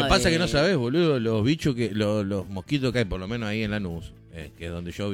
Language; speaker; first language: Spanish; native; Spanish